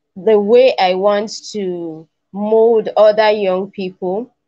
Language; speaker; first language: English; non-native, local second language; Igbo